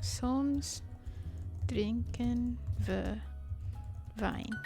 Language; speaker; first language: Dutch; non-native, learner; English